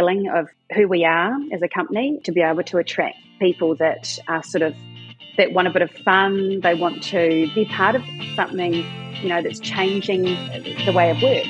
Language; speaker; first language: English; native; English